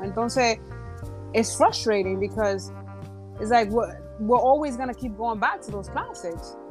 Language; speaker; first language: English; early bilingual, other home language; Spanish